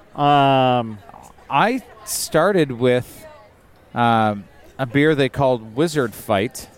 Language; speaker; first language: English; native; English